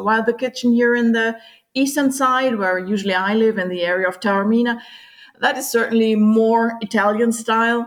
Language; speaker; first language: English; non-native, fluent; German